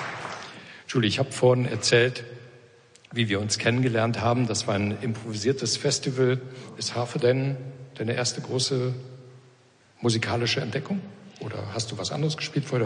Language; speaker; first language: German; native; German